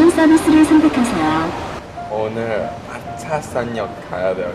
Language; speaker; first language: Korean; non-native, learner; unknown